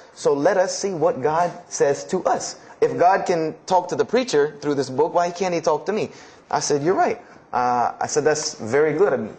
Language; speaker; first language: English; native; English